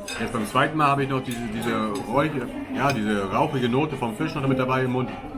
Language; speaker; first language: German; native; German